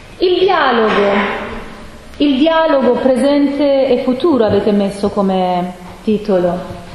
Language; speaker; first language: Italian; non-native, fluent; Persian